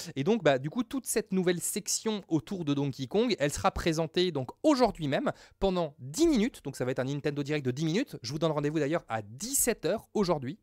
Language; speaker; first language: French; native; French